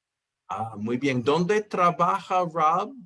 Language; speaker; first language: Spanish; non-native, fluent; English